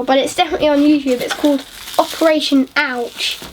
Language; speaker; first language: English; native; English